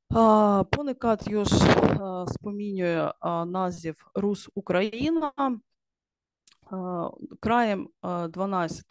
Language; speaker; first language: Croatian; non-native, learner; Ukrainian